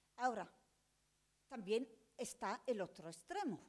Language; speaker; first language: Spanish; non-native, fluent; Hebrew